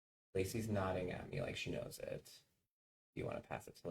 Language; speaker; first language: English; native; English